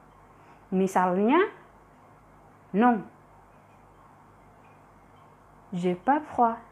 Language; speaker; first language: French; non-native, fluent; Indonesian